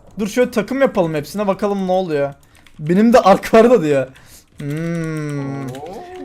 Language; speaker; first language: Turkish; native; Turkish